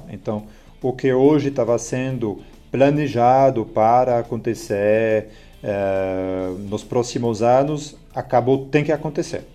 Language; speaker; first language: Portuguese; non-native, fluent; French